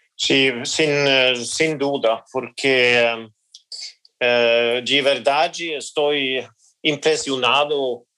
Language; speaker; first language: Portuguese; non-native, learner; Norwegian